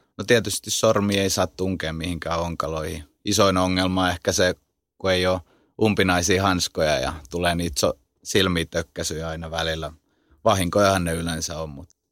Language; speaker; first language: Finnish; native; Finnish